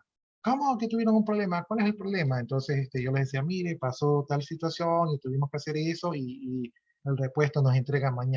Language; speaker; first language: Spanish; native; Spanish